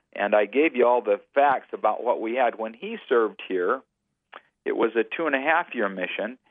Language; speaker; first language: English; native; English